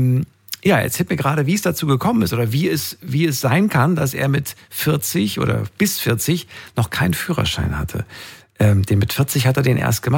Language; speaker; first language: German; native; German